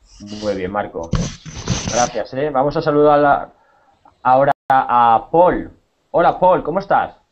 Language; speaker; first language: Spanish; native; Spanish